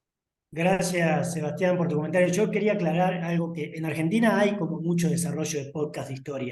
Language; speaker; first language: Spanish; native; Spanish